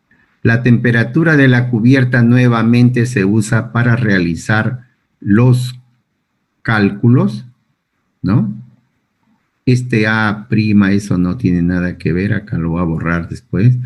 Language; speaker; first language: Spanish; native; Spanish